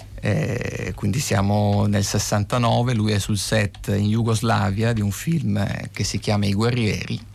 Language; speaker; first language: Italian; native; Italian